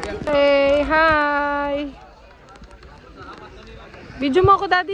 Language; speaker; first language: Filipino; native; Filipino